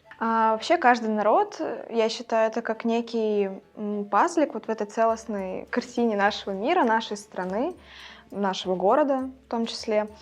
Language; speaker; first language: Russian; native; Russian